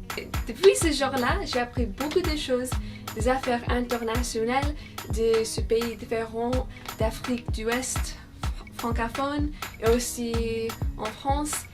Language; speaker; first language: French; non-native, fluent; English